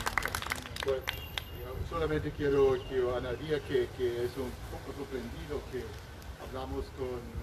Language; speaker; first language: Spanish; non-native, learner; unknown